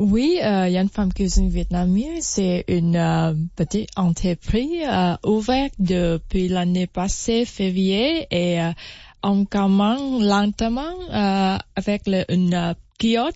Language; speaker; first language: French; non-native, learner; Vietnamese